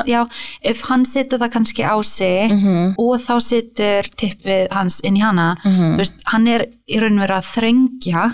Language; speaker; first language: Icelandic; early bilingual, heritage; English